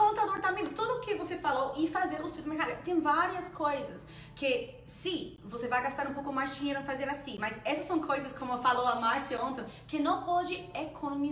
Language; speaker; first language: Portuguese; non-native, fluent; Spanish